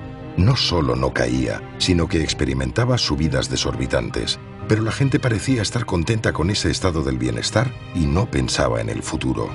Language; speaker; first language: Spanish; native; Spanish